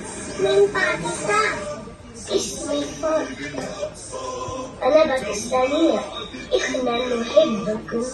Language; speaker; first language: Arabic; non-native, learner; Urdu